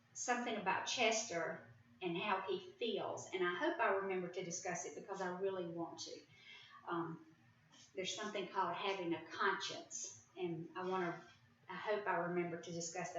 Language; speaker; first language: English; native; English